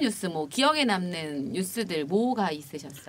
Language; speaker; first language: Korean; native; Korean